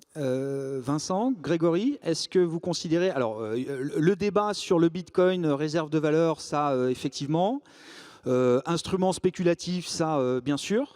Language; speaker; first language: French; native; French